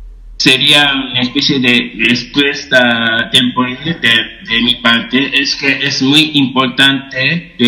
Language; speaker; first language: Spanish; non-native, fluent; Japanese